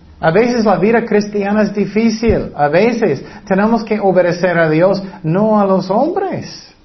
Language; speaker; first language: Spanish; non-native, fluent; English